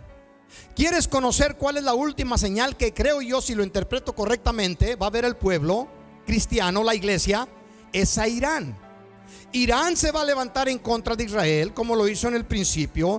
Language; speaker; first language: Spanish; native; Spanish